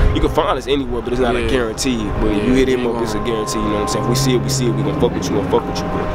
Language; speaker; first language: English; native; English